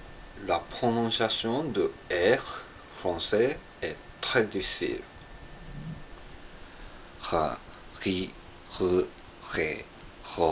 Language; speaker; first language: French; non-native, learner; Japanese